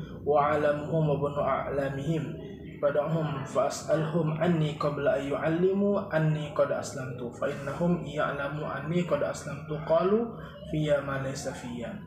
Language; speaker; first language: Arabic; non-native, learner; Indonesian